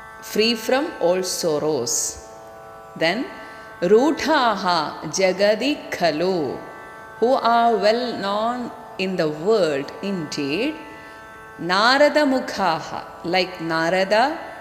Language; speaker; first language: English; non-native, local second language; Malayalam